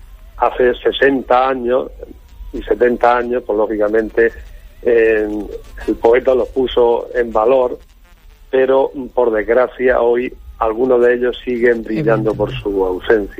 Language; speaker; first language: Spanish; native; Spanish